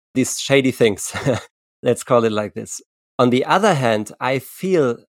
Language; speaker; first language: English; non-native, fluent; German